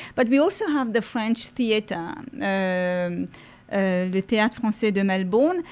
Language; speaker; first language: English; non-native, fluent; French